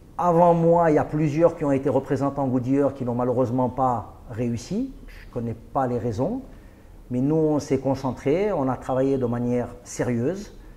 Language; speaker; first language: French; non-native, local second language; Arabic